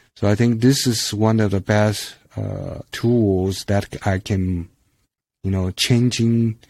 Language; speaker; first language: English; non-native, fluent; Chinese